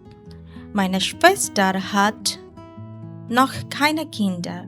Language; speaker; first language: German; non-native, learner; Bangla